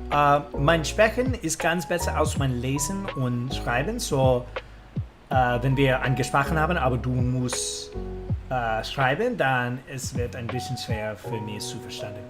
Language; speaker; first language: German; non-native, learner; English